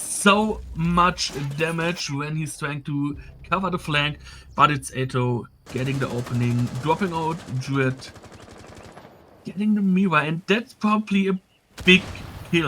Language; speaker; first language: English; non-native, fluent; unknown